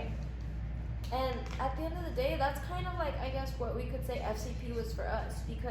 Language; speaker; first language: English; native; English